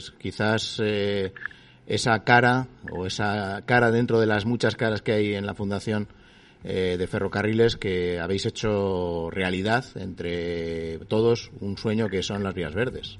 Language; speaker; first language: Spanish; native; Spanish